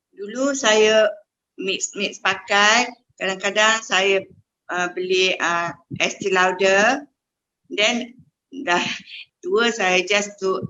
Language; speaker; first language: Malay; native; Malay